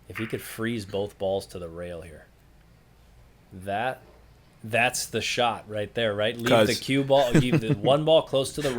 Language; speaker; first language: English; native; English